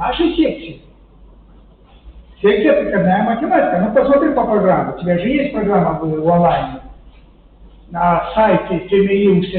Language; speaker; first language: Russian; non-native, local second language; Romanian